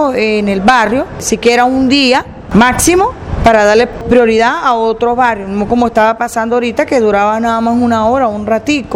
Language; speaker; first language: Spanish; native; Spanish